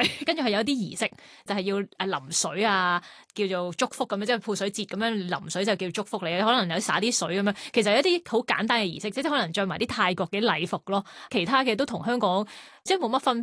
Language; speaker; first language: Cantonese; early bilingual, other home language; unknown